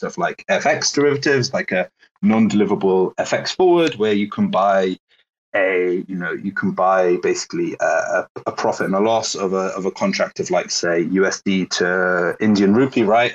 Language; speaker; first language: English; native; English